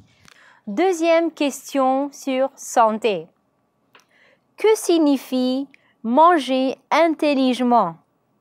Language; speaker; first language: French; non-native, learner; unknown